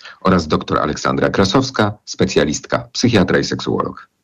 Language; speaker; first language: Polish; native; Polish